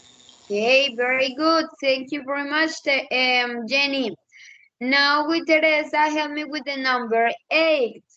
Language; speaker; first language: English; non-native, learner; Spanish